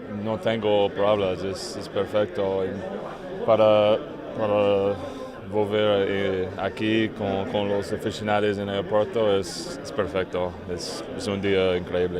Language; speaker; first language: Spanish; non-native, fluent; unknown